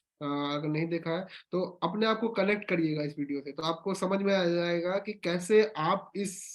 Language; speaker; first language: Hindi; native; Hindi